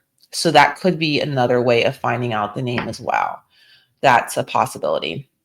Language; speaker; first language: English; native; English